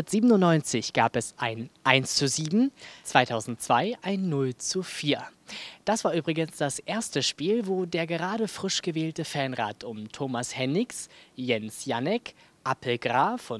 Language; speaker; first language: German; native; German